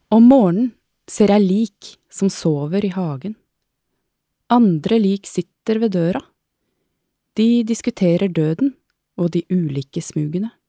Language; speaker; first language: Norwegian; native; Norwegian